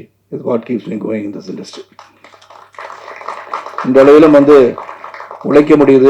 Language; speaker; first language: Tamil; native; Tamil